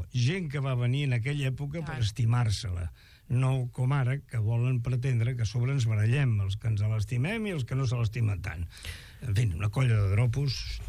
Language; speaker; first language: Catalan; non-native, local second language; Spanish